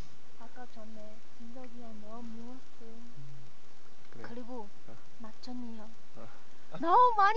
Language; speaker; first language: Korean; non-native, fluent; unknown